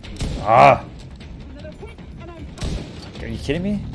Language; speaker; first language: English; native; English